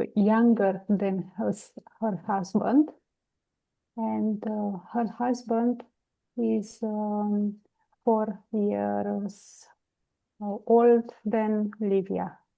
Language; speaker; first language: English; non-native, learner; Romanian